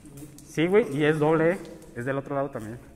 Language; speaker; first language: Spanish; native; Spanish